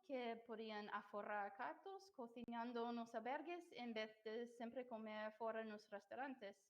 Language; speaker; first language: Spanish; non-native, fluent; English